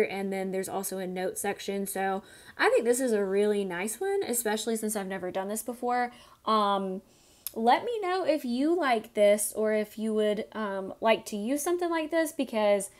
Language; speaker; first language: English; native; English